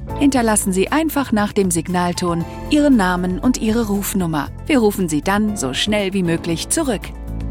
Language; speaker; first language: German; native; German